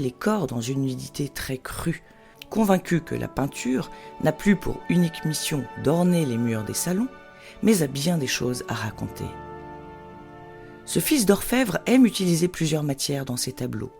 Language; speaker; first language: French; native; French